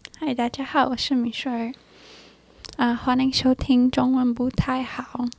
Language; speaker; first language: Chinese; non-native, learner; English